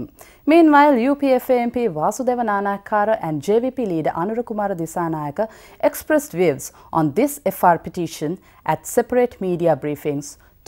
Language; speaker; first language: English; non-native, local second language; Sinhala